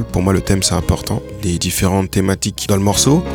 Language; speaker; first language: French; native; French